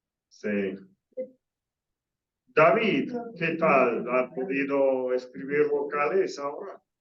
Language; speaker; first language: Spanish; non-native, fluent; English